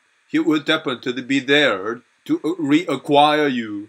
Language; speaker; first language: English; non-native, fluent; Korean